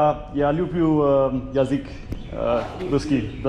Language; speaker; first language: Russian; non-native, learner; English